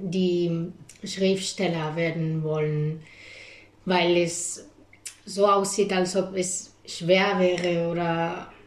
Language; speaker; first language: German; non-native, fluent; Spanish